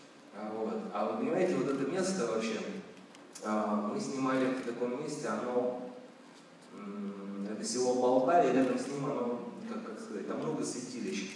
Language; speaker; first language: Russian; native; Russian